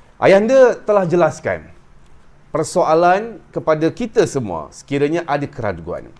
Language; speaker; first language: Malay; native; Malay